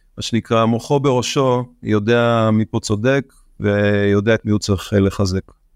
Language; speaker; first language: Hebrew; native; Hebrew